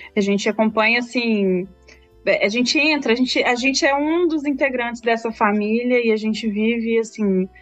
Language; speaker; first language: Portuguese; native; Portuguese